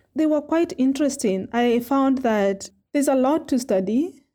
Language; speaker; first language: English; non-native, local second language; Kamba